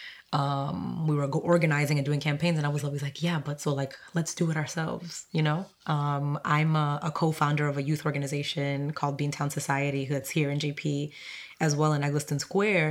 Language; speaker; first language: English; non-native, fluent; Spanish